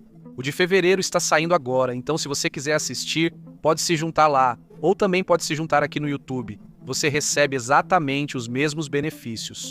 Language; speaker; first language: Portuguese; native; Portuguese